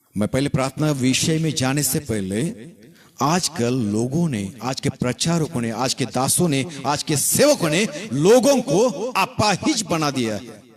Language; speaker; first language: Hindi; non-native, local second language; Marathi